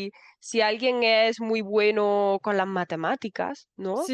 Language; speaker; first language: Spanish; native; Spanish